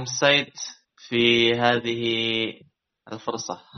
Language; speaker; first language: Arabic; non-native, fluent; Indonesian